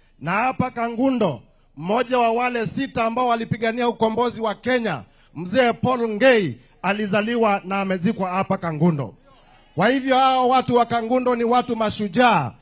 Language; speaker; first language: Swahili; non-native, local second language; Kamba